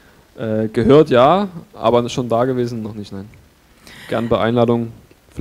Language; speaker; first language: German; native; German